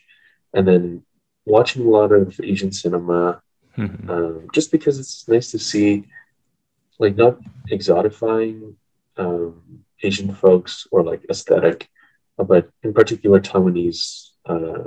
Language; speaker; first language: English; native; English